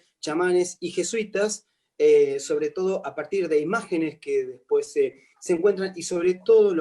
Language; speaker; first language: Spanish; native; Spanish